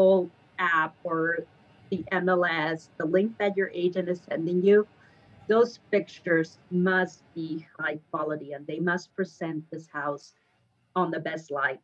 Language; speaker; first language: English; non-native, fluent; Spanish